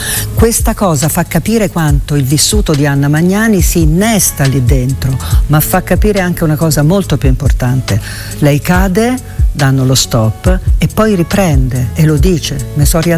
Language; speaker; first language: Italian; native; Italian